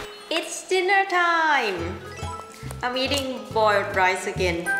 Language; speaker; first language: English; non-native, fluent; Thai